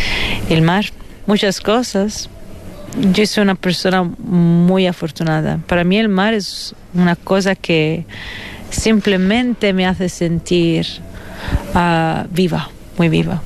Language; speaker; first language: Spanish; non-native, fluent; Italian